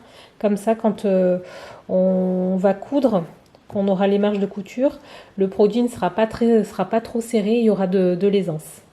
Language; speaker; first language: French; native; French